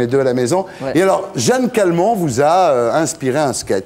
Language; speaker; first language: French; native; French